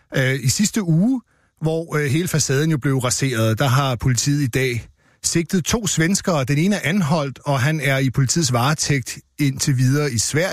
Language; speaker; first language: Danish; native; Danish